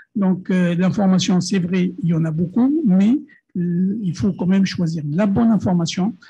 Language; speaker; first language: French; non-native, local second language; Arabic